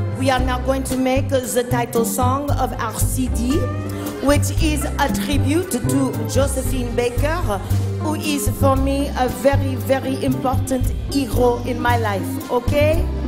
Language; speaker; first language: English; native; English